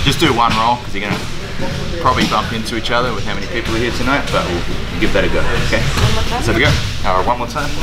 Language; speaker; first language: English; native; English